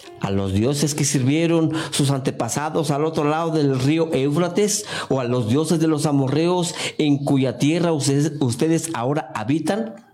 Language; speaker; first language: Spanish; non-native, fluent; English